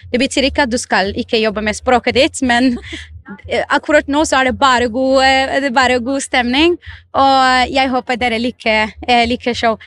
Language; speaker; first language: Norwegian; non-native, fluent; Arabic